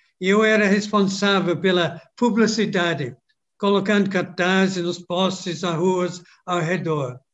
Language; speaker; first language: Portuguese; non-native, fluent; English